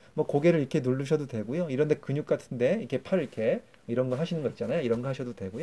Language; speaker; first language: Korean; native; Korean